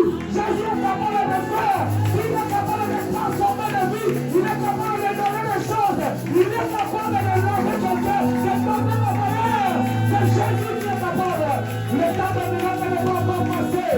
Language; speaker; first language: French; non-native, local second language; Lingala